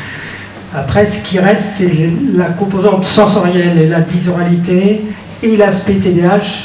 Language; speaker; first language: French; native; French